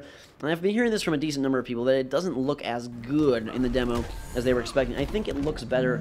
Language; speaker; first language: English; native; English